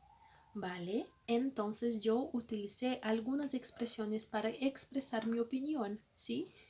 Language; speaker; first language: Spanish; non-native, fluent; Portuguese